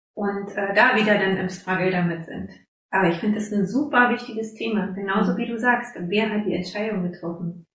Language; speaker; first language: German; native; German